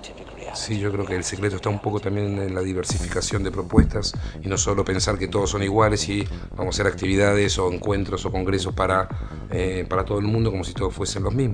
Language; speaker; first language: Spanish; native; Spanish